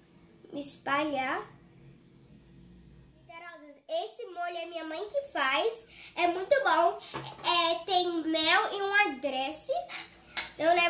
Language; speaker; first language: Portuguese; early bilingual, heritage; Portuguese